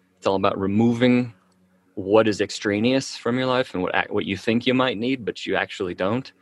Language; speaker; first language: English; native; English